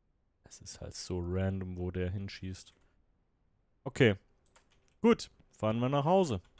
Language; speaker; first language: German; native; German